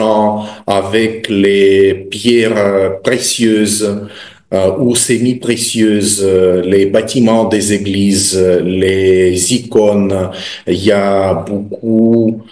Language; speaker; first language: French; non-native, fluent; Russian